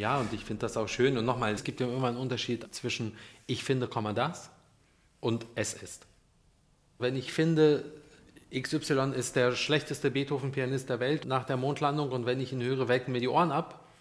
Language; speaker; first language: German; early bilingual, other home language; Russian